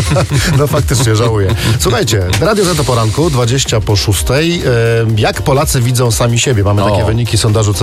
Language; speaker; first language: Polish; native; Polish